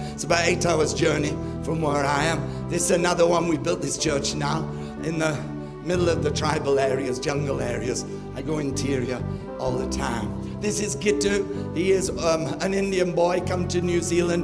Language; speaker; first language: English; native; English